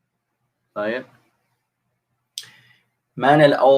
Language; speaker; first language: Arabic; non-native, fluent; English